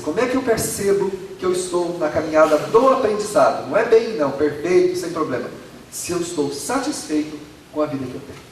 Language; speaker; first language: Portuguese; native; Portuguese